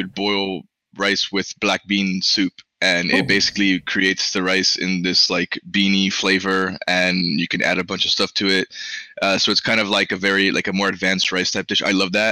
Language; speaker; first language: English; early bilingual, other home language; Spanish